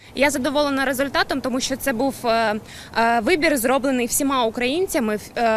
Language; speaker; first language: Ukrainian; native; Ukrainian